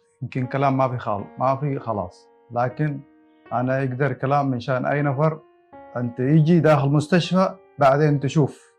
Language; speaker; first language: Arabic; non-native, learner; Bangla